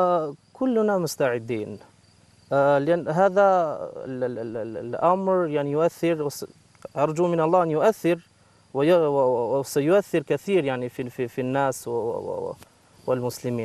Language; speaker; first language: Arabic; non-native, fluent; Albanian